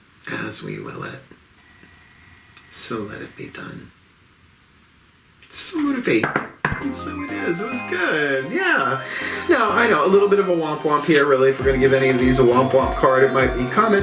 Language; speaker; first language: English; native; English